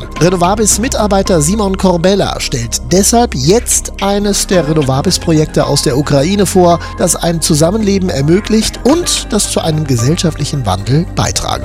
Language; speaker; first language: German; native; German